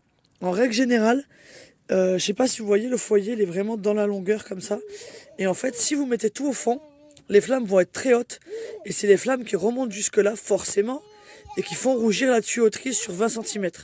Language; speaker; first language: French; native; French